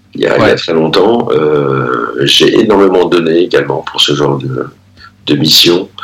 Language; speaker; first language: French; native; French